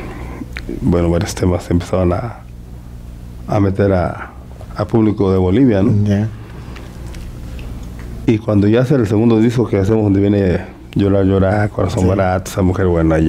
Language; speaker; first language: Spanish; native; Spanish